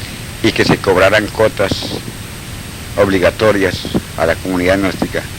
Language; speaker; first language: Spanish; native; Spanish